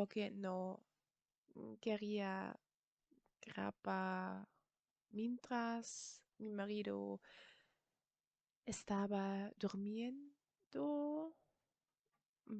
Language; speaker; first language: Spanish; non-native, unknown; German